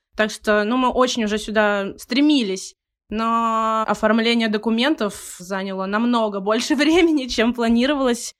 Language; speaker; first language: Russian; native; Russian